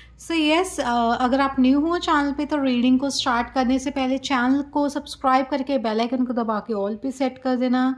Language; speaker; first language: Hindi; native; Hindi